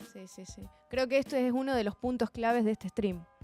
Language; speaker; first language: Spanish; native; Spanish